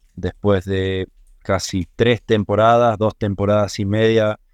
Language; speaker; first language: Spanish; native; Spanish